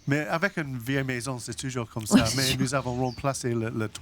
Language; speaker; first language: French; non-native, learner; English